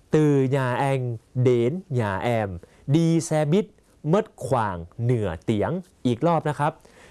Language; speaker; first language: Thai; native; Thai